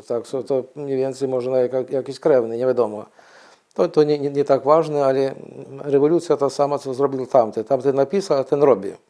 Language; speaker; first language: Polish; non-native, fluent; Ukrainian